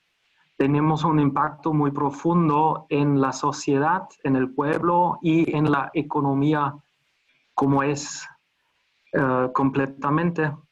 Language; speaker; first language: Spanish; non-native, fluent; German